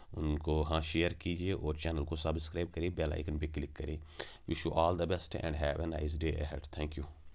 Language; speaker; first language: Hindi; non-native, local second language; Kashmiri